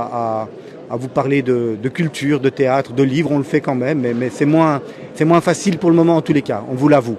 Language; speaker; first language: French; native; French